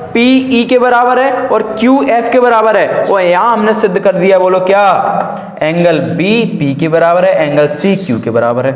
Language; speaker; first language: Hindi; native; Hindi